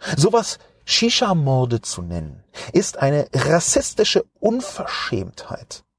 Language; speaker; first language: German; native; German